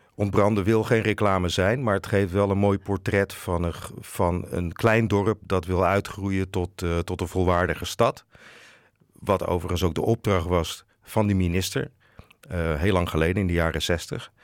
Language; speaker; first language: Dutch; native; Dutch